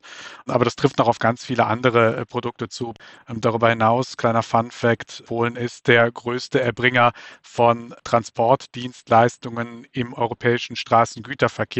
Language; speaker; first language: German; native; German